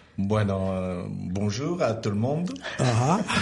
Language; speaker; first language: Spanish; non-native, fluent; French